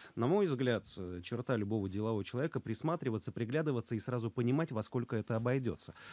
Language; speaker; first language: Russian; native; Russian